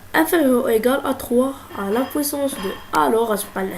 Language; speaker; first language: French; non-native, local second language; Arabic